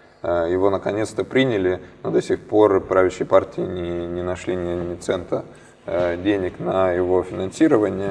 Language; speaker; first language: Russian; native; Russian